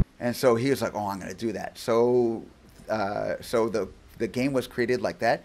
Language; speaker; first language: English; early bilingual, other home language; Spanish